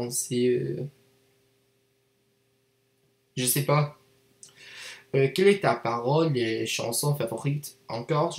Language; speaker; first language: French; non-native, learner; English